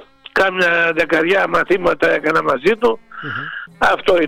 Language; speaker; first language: Greek; native; Greek